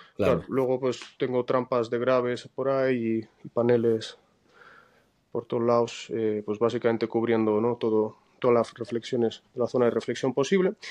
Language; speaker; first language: Spanish; non-native, fluent; Russian